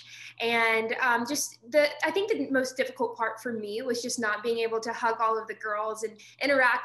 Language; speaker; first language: English; native; English